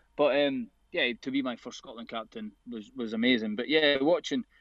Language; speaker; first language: English; native; English